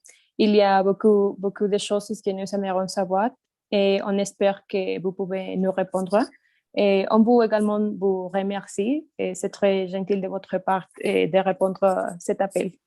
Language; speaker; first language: French; non-native, fluent; Spanish